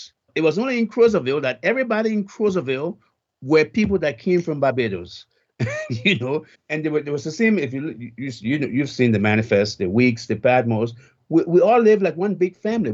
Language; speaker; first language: English; native; English